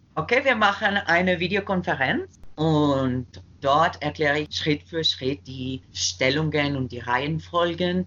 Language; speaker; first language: German; non-native, fluent; Spanish